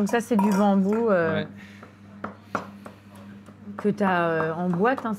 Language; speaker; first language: French; native; French